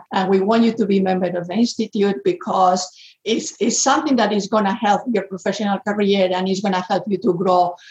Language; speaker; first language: English; non-native, fluent; Spanish